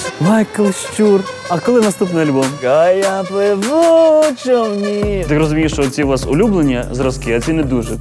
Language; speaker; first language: Ukrainian; native; Ukrainian